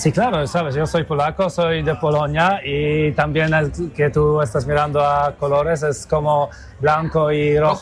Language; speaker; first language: Spanish; non-native, fluent; Polish